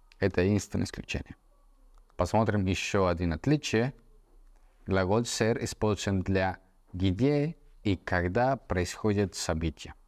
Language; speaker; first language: Russian; non-native, fluent; Spanish